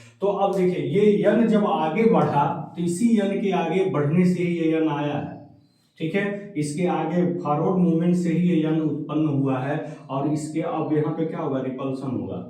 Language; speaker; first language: Hindi; native; Hindi